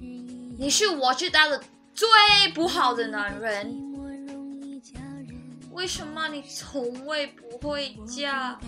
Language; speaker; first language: Chinese; non-native, learner; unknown